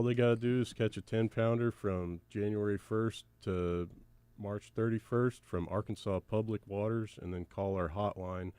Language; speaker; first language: English; native; English